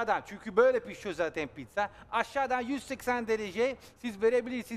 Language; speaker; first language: Turkish; non-native, learner; Italian